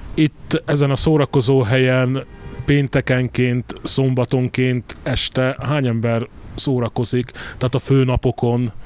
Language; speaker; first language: Hungarian; native; Hungarian